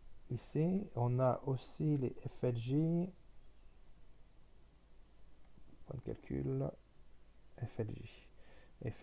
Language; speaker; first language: French; native; French